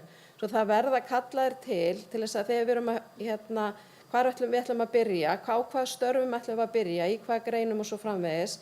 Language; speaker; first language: Icelandic; native; Icelandic